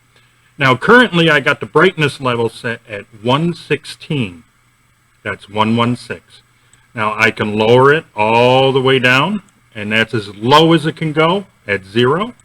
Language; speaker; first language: English; native; English